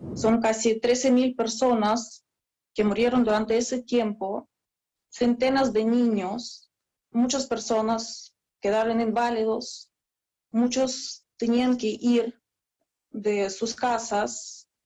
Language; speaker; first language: Spanish; non-native, fluent; Russian